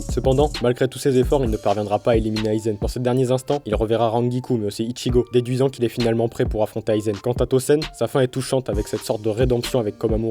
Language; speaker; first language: French; native; French